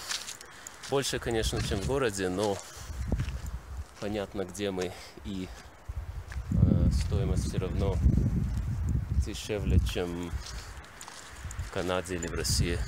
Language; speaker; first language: Russian; early bilingual, heritage; Russian